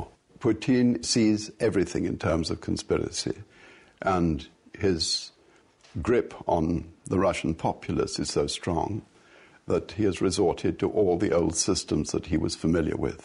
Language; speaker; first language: English; native; English